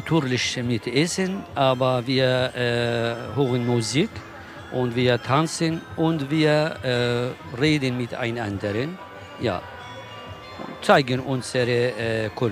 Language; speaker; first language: German; non-native, learner; Kurdish